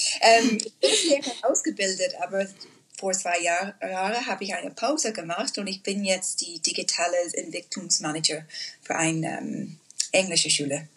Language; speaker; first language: German; non-native, learner; English